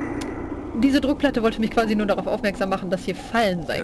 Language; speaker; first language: German; native; German